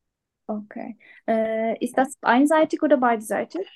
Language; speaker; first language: German; non-native, learner; Turkish